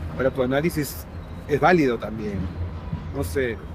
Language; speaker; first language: Spanish; native; Spanish